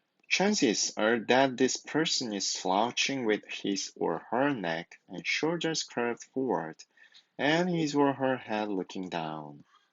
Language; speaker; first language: English; non-native, fluent; Korean